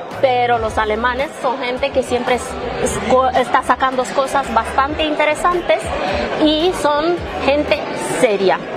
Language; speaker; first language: Spanish; non-native, fluent; Romanian